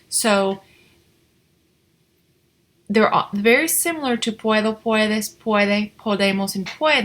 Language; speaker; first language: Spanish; non-native, fluent; English